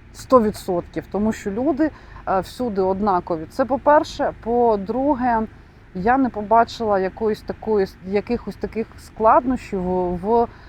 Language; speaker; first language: Ukrainian; non-native, local second language; Russian